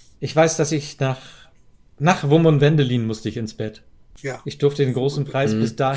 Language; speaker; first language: German; native; German